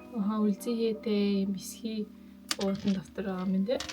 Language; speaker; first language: Mongolian; native; Mongolian